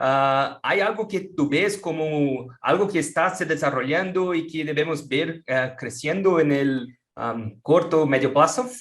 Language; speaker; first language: Spanish; non-native, fluent; Portuguese